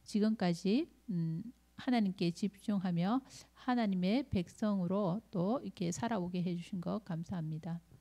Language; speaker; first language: Korean; native; Korean